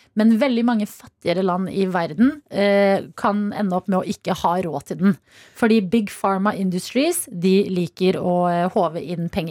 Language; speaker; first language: Norwegian; native; Norwegian